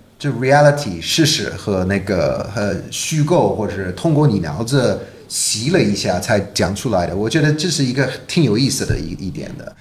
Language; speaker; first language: Chinese; non-native, fluent; English